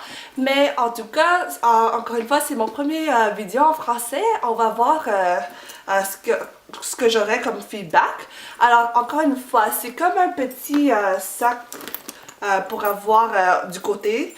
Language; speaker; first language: French; non-native, fluent; English